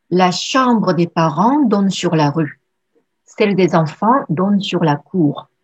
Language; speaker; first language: French; non-native, fluent; Japanese